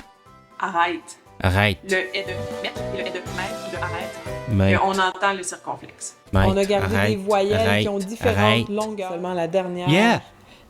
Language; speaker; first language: French; native; French